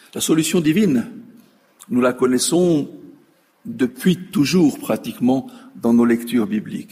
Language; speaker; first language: French; native; French